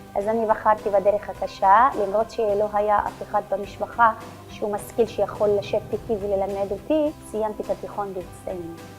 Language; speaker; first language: Hebrew; non-native, local second language; Arabic